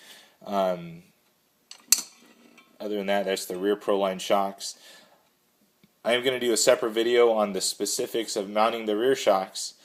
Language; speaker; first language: English; native; English